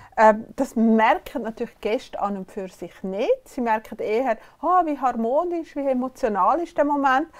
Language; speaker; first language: German; native; German